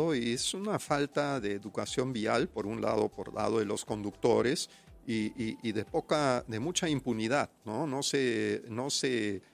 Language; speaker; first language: Spanish; non-native, fluent; German